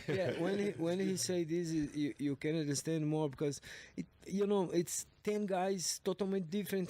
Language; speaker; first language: English; non-native, learner; Portuguese